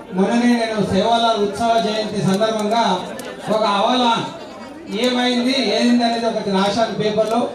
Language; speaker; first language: Telugu; non-native, local second language; Lambadi